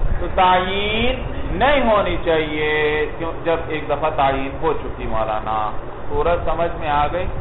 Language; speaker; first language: Urdu; native; Urdu